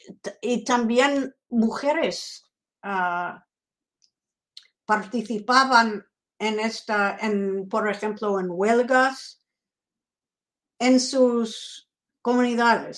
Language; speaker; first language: Spanish; non-native, fluent; English